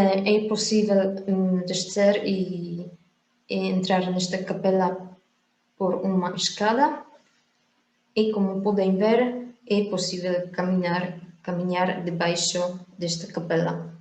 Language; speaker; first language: Portuguese; non-native, fluent; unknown